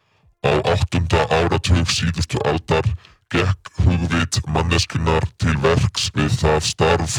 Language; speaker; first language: Icelandic; native; Icelandic